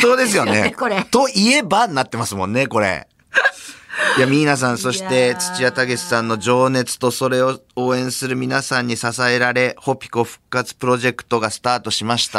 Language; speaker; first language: Japanese; native; Japanese